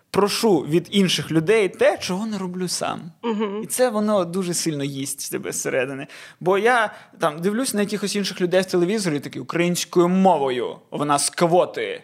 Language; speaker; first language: Ukrainian; non-native, local second language; Russian